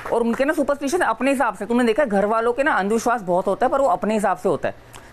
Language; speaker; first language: Hindi; native; Hindi